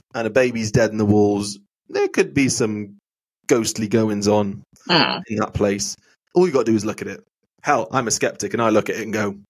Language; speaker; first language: English; native; English